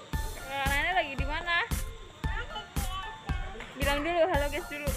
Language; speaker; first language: Indonesian; native; Indonesian